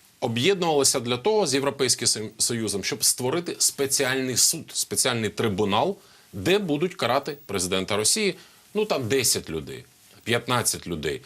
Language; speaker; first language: Ukrainian; non-native, local second language; Russian